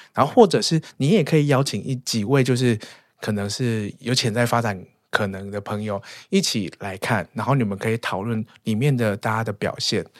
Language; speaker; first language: Chinese; native; Chinese